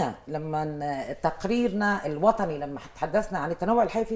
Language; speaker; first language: Arabic; native; Arabic